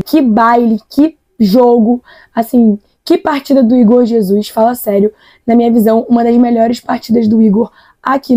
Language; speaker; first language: Portuguese; native; Portuguese